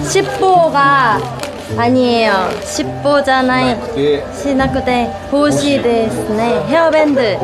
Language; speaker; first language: Japanese; non-native, learner; Korean